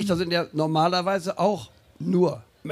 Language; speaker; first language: German; native; German